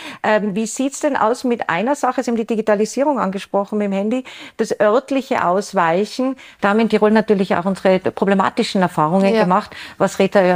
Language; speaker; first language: German; native; German